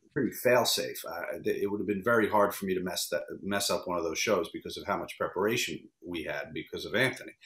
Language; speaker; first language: English; native; English